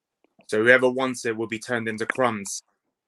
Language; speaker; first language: English; native; English